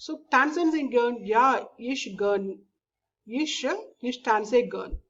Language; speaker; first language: German; non-native, learner; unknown